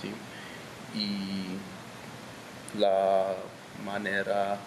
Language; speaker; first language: Spanish; non-native, learner; English